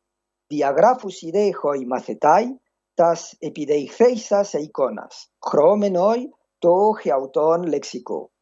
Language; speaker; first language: Greek; non-native, fluent; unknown